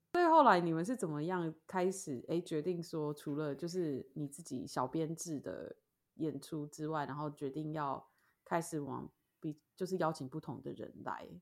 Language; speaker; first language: Chinese; native; Chinese